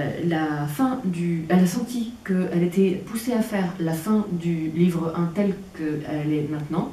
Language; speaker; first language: French; native; French